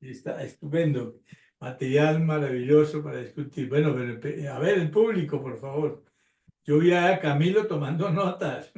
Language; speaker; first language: Spanish; native; Spanish